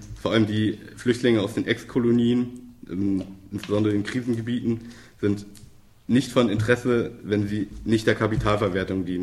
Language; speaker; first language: German; native; German